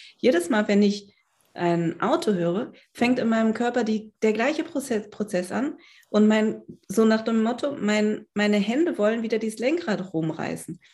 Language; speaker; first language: German; native; German